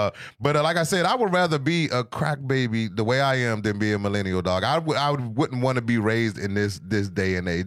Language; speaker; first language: English; native; English